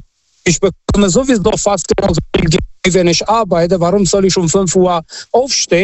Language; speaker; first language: German; non-native, fluent; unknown